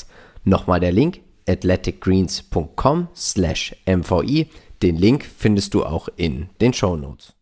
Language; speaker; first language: German; native; German